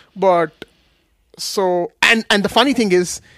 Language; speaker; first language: English; non-native, local second language; Kashmiri